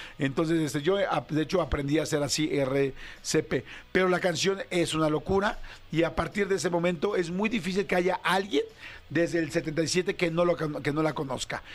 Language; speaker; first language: Spanish; native; Spanish